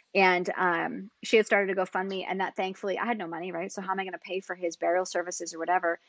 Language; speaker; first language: English; native; English